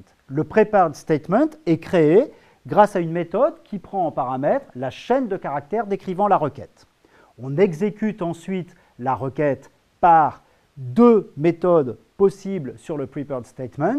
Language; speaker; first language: French; native; French